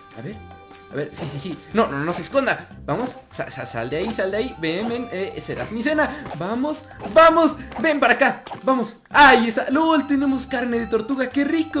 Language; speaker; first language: Spanish; native; Spanish